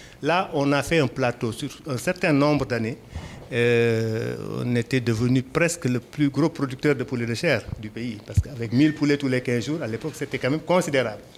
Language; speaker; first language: French; non-native, local second language; Wolof